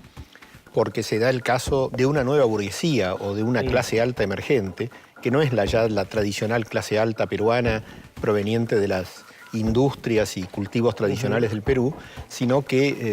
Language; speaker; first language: Spanish; native; Spanish